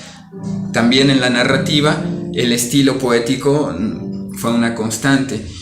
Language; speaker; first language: Spanish; native; Spanish